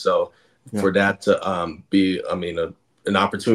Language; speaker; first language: English; native; English